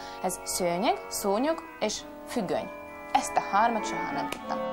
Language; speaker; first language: Hungarian; non-native, fluent; Latvian